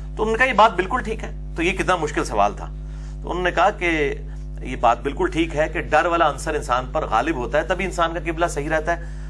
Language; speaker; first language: Urdu; non-native, local second language; Punjabi